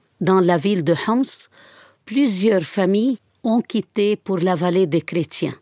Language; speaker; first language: French; non-native, fluent; Arabic